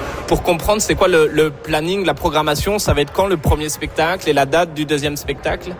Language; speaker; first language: French; native; French